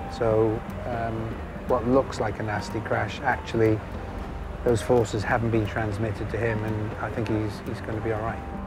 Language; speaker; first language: English; native; English